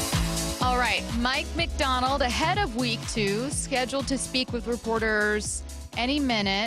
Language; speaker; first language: English; native; English